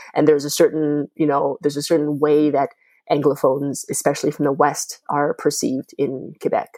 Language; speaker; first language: English; non-native, fluent; Chinese